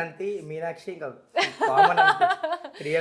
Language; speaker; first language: Telugu; native; Telugu